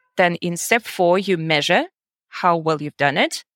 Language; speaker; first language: English; non-native, fluent; Russian